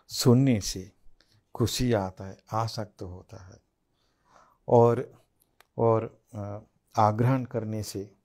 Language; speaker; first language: Hindi; non-native, fluent; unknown